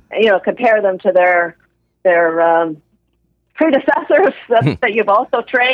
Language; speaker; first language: English; native; English